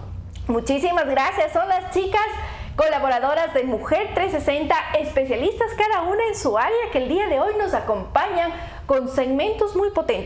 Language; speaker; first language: Spanish; native; Spanish